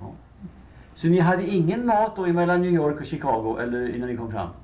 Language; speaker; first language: Swedish; native; Swedish